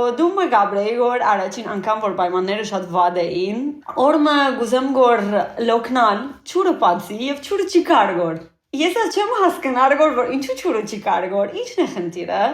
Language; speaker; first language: Armenian; early bilingual, heritage; Armenian